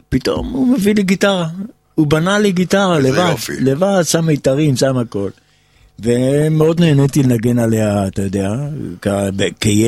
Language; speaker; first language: Hebrew; native; Hebrew